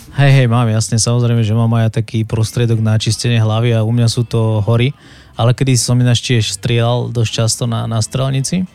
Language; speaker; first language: Slovak; native; Slovak